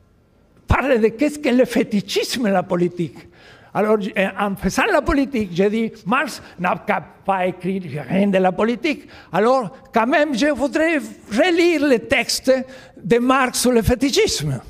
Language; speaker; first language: French; non-native, fluent; Spanish